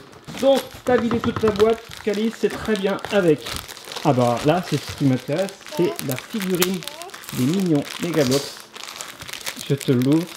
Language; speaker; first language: French; native; French